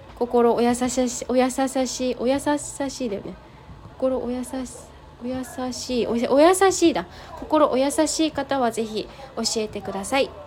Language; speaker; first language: Japanese; native; Japanese